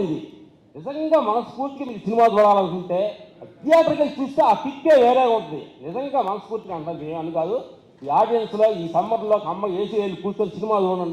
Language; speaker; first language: Telugu; native; Telugu